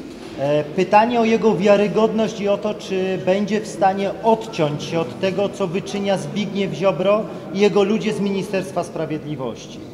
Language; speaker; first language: Polish; native; Polish